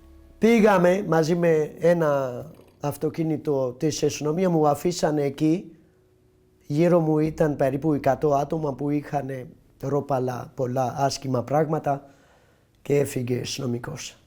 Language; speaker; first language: Greek; non-native, learner; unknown